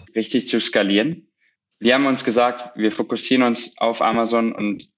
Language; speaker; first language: German; native; German